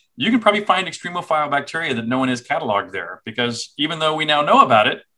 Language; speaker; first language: English; native; English